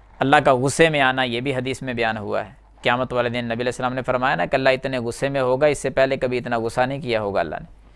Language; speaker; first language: Urdu; native; Urdu